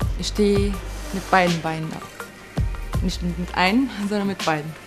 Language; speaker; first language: German; early bilingual, other home language; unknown